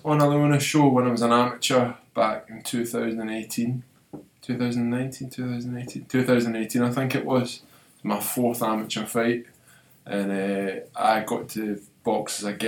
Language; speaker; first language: English; native; English